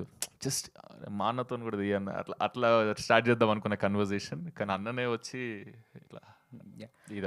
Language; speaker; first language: Telugu; native; Telugu